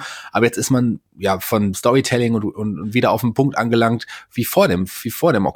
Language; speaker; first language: German; native; German